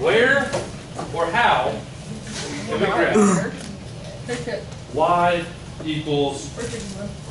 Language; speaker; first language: English; native; English